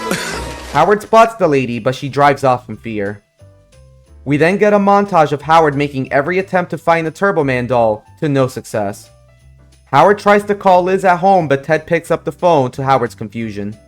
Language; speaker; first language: English; native; English